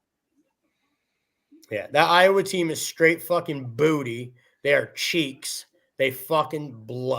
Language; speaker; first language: English; native; English